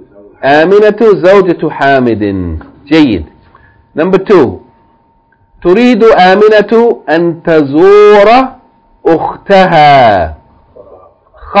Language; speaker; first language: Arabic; non-native, fluent; English